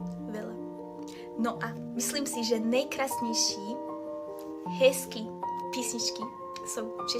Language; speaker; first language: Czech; non-native, learner; Hungarian